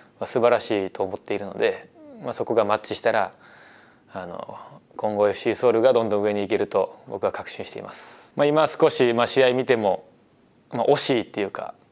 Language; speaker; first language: Japanese; native; Japanese